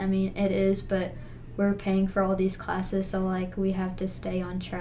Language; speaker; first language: English; native; English